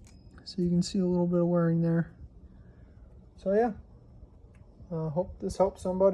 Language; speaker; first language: English; native; English